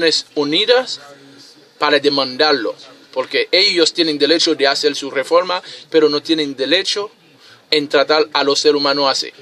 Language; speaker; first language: Spanish; non-native, fluent; Haitian Creole